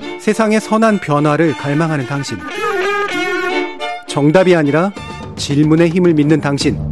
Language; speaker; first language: Korean; native; Korean